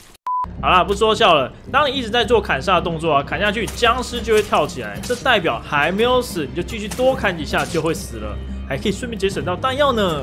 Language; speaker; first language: Chinese; native; Chinese